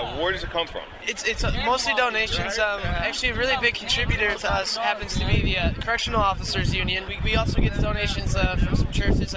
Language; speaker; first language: English; native; English